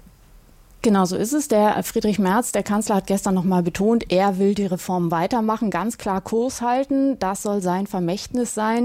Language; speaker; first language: German; native; German